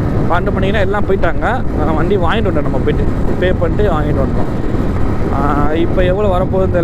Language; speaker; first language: Tamil; native; Tamil